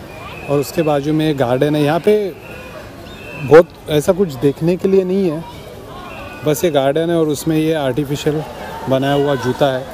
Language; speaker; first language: Hindi; non-native, local second language; Marathi